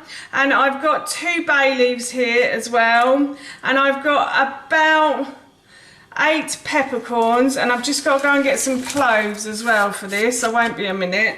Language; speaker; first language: English; native; English